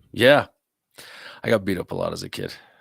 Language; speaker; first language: English; native; English